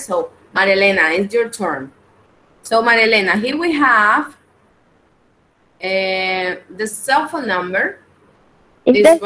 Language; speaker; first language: English; non-native, fluent; Spanish